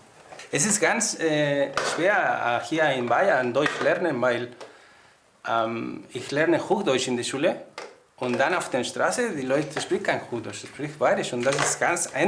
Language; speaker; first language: German; non-native, learner; Spanish